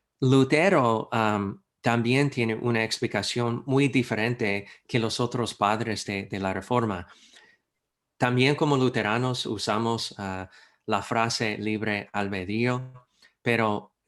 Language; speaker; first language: Spanish; non-native, fluent; English